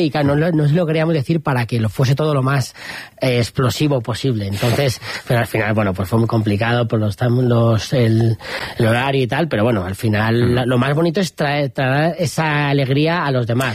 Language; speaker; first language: Spanish; native; Spanish